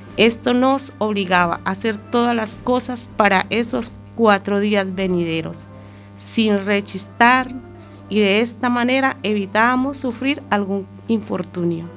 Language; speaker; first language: Spanish; native; Spanish